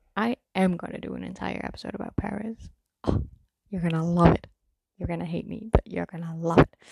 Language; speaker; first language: English; non-native, fluent; Dutch